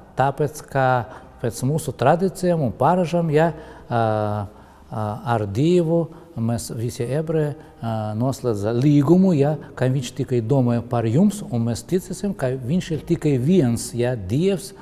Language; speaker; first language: Latvian; non-native, local second language; Russian